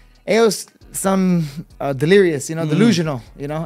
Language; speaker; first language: English; early bilingual, other home language; Spanish